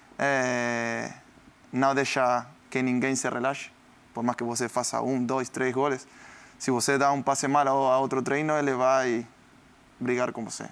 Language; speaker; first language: Portuguese; non-native, learner; Spanish